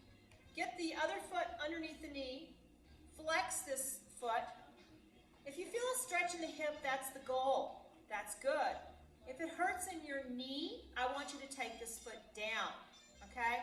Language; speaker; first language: English; native; English